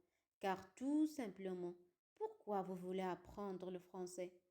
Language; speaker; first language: French; non-native, fluent; Arabic